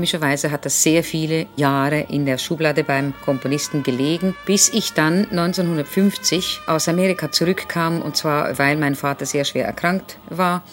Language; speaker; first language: German; native; German